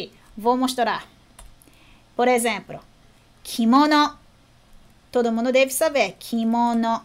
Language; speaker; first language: Portuguese; non-native, fluent; Japanese